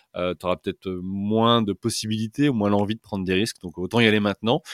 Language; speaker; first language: French; native; French